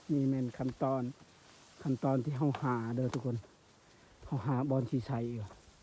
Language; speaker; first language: Lao; non-native, local second language; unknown